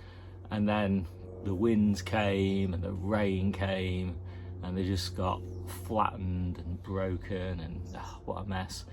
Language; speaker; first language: English; native; English